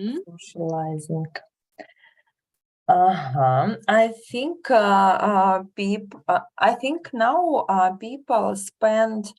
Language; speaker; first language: English; non-native, learner; Russian